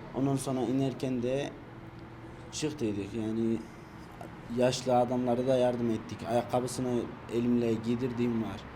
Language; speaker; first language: Turkish; non-native, fluent; Arabic